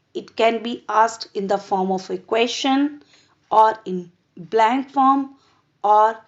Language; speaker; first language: English; non-native, local second language; Punjabi